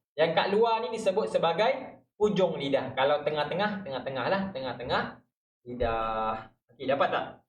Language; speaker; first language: Malay; native; Malay